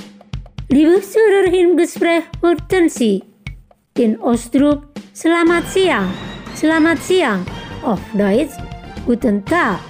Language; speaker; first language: German; non-native, fluent; Indonesian